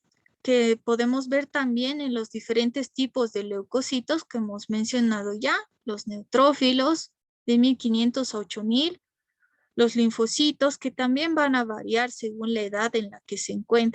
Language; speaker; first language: Spanish; native; Spanish